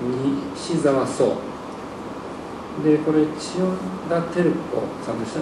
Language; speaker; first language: Japanese; native; Japanese